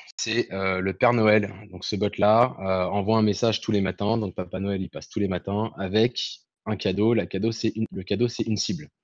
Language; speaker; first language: French; native; French